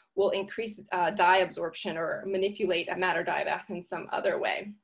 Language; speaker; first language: English; native; English